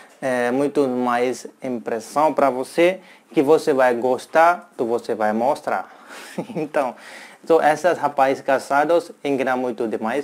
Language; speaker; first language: Portuguese; non-native, learner; Hindi